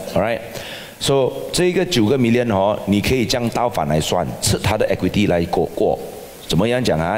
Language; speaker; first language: Chinese; native; Chinese